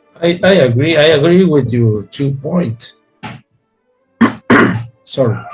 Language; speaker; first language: English; non-native, learner; Spanish